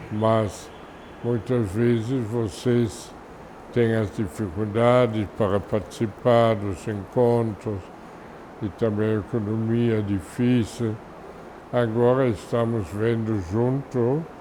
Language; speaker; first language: Portuguese; non-native, fluent; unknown